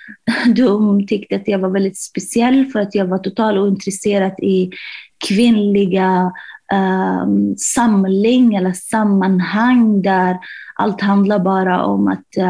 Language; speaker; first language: Swedish; non-native, fluent; Arabic